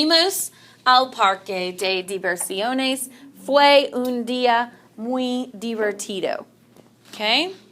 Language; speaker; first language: Spanish; non-native, fluent; English